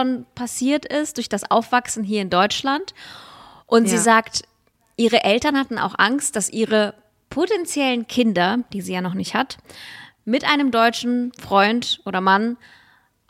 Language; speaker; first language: German; early bilingual, other home language; Russian